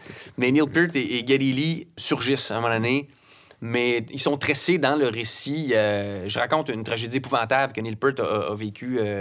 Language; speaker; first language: French; native; French